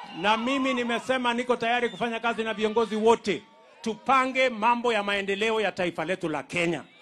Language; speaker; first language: Swahili; non-native, local second language; Kalenjin